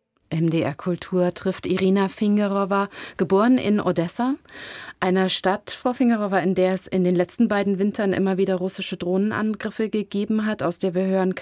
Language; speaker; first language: German; native; German